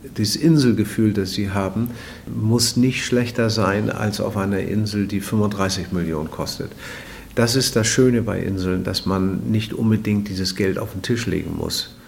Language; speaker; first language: German; native; German